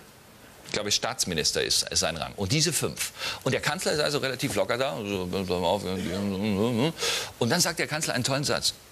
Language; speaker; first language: German; native; German